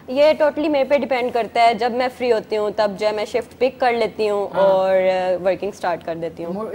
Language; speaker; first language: Urdu; native; Urdu